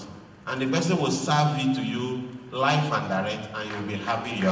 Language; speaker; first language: English; non-native, local second language; Igbo